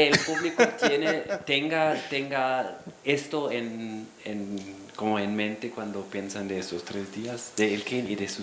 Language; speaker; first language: Spanish; non-native, fluent; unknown